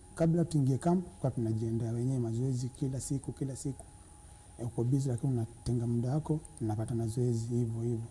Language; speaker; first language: Swahili; native; Swahili